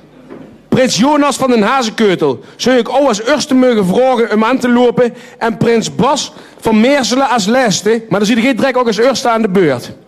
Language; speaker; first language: Dutch; native; Dutch